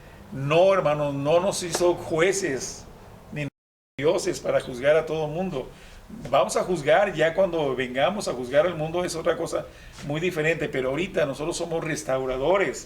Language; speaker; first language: Spanish; native; Spanish